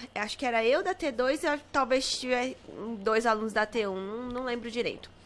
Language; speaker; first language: Portuguese; native; Portuguese